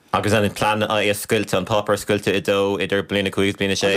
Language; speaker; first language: Irish; native; Irish